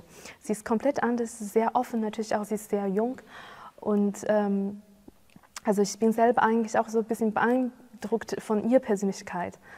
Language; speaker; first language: German; non-native, fluent; Chinese